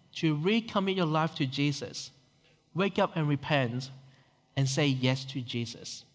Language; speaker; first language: English; non-native, local second language; Cantonese